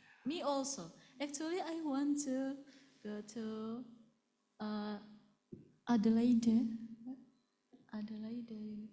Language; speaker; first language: English; non-native, learner; Indonesian